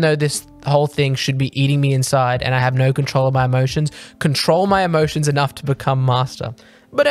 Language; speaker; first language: English; native; English